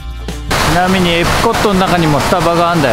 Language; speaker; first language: Japanese; native; Japanese